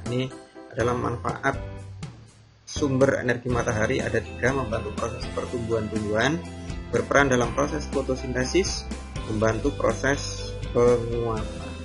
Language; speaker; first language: Indonesian; native; Indonesian